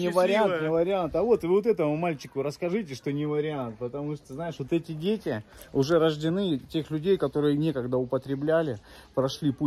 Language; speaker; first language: Russian; native; Russian